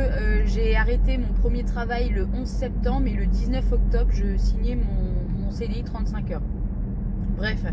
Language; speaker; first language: French; native; French